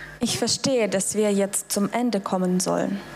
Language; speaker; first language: German; non-native, fluent; Russian